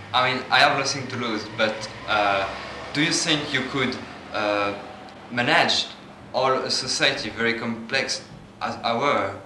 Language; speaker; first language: English; non-native, fluent; French